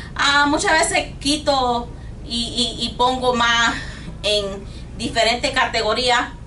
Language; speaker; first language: Spanish; non-native, learner; English